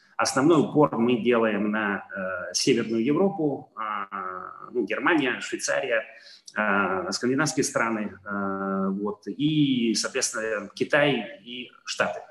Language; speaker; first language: Russian; non-native, fluent; Italian